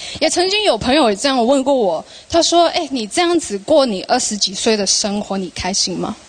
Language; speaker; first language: Chinese; non-native, local second language; Cantonese